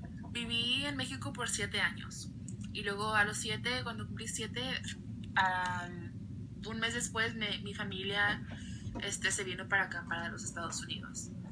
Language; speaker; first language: Spanish; early bilingual, other home language; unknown